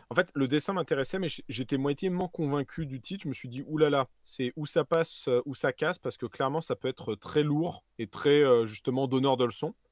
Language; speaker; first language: French; native; French